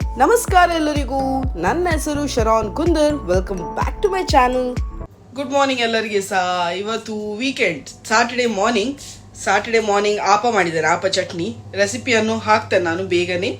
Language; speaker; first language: Kannada; non-native, local second language; Tulu